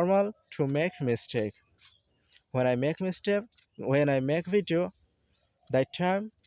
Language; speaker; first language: English; non-native, learner; Bangla